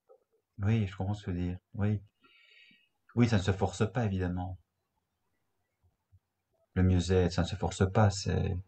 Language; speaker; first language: French; native; French